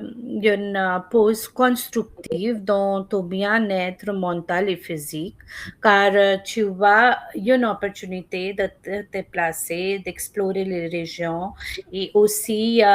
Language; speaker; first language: French; non-native, fluent; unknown